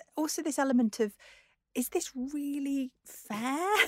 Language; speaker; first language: English; native; English